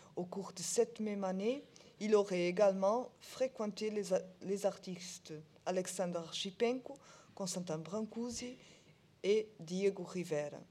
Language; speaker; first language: French; non-native, learner; Portuguese